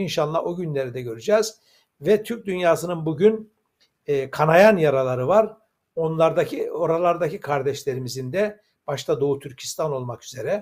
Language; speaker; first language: Turkish; native; Turkish